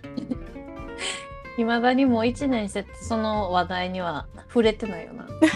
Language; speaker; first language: Japanese; early bilingual, heritage; Japanese